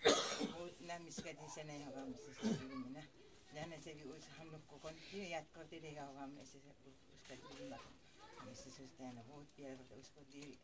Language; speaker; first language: Hindi; non-native, local second language; Adi